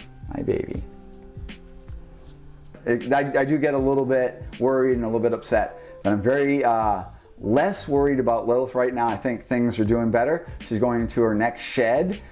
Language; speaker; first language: English; native; English